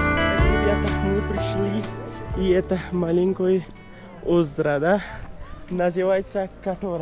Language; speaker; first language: Russian; non-native, learner; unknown